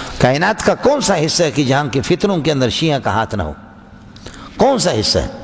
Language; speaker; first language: Urdu; non-native, local second language; Brahui